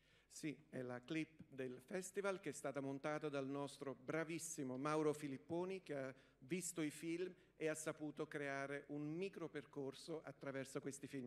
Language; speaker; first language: Italian; native; Italian